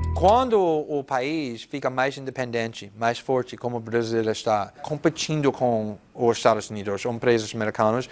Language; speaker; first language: Portuguese; non-native, fluent; English